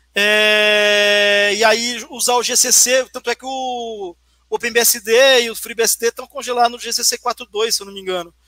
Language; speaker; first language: Portuguese; native; Portuguese